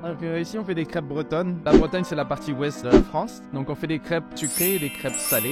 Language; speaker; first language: French; native; French